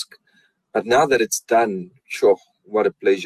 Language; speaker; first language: English; non-native, local second language; Afrikaans